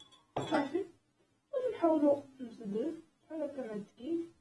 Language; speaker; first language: Arabic; native; Arabic